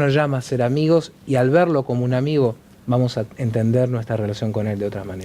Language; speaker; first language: Spanish; native; Spanish